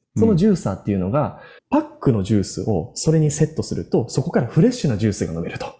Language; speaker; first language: Japanese; native; Japanese